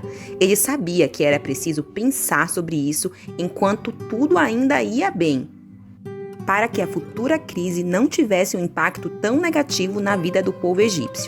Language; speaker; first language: Portuguese; native; Portuguese